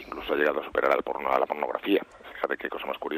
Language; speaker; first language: Spanish; native; Spanish